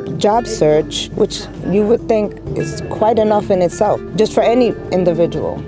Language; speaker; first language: English; native; English